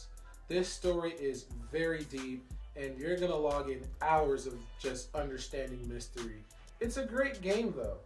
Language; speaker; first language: English; native; English